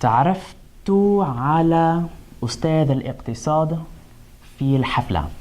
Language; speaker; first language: Arabic; non-native, fluent; English